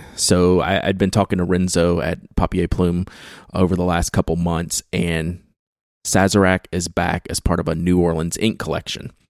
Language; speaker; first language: English; native; English